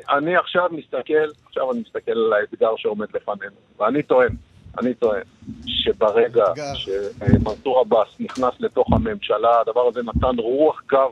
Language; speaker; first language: Hebrew; native; Hebrew